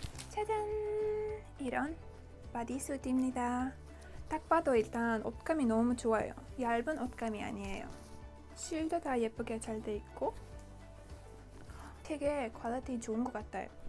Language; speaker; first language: Korean; non-native, fluent; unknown